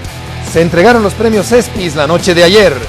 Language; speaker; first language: Spanish; native; Spanish